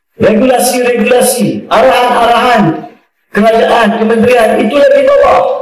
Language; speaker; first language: Malay; native; Malay